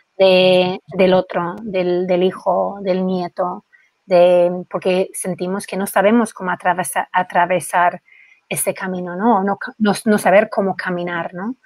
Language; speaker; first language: Spanish; non-native, fluent; English